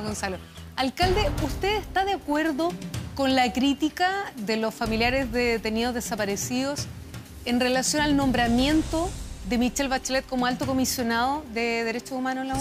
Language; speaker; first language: Spanish; native; Spanish